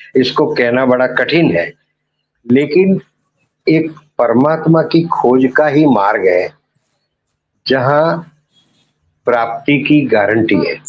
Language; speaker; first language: Hindi; non-native, local second language; Gujarati